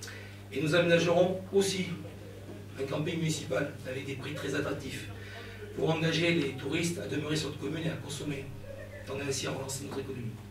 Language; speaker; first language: French; native; French